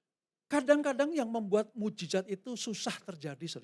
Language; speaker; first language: Indonesian; native; Indonesian